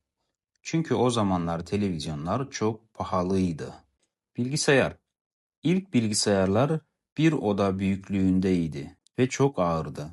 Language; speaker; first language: Turkish; non-native, fluent; Kazakh